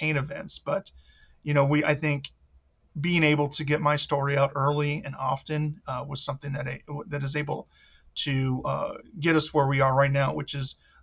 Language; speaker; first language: English; native; English